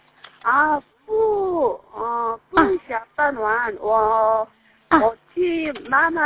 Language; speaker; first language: Chinese; non-native, learner; Korean